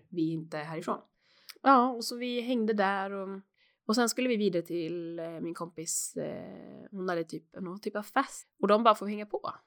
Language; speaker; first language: Swedish; native; Swedish